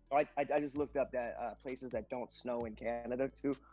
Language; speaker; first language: English; native; English